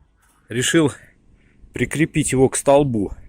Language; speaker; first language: Russian; native; Russian